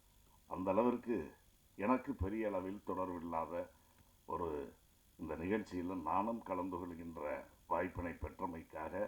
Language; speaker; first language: Tamil; native; Tamil